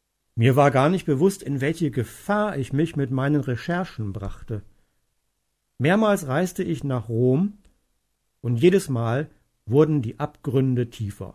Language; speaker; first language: German; native; German